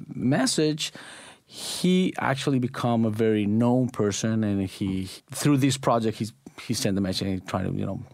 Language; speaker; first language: English; non-native, fluent; Spanish